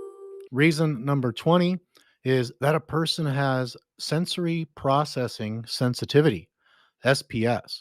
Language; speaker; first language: English; native; English